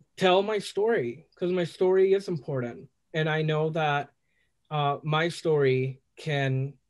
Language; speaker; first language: English; non-native, fluent; Spanish